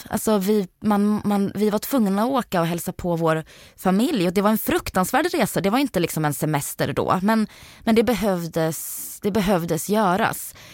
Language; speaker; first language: Swedish; early bilingual, other home language; Bosnian